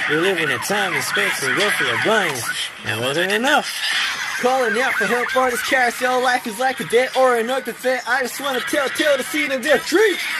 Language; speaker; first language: English; native; English